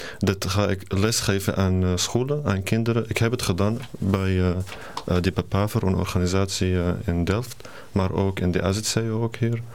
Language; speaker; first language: Dutch; non-native, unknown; Arabic